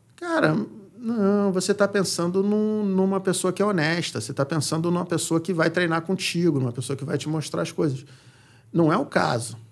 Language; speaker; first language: Portuguese; native; Portuguese